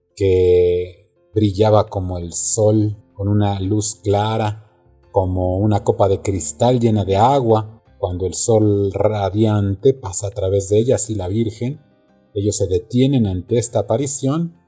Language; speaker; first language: Spanish; native; Spanish